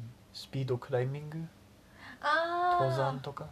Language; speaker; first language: Japanese; non-native, learner; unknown